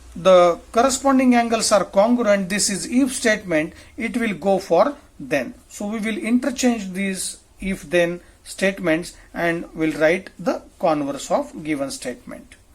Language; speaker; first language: English; non-native, local second language; Marathi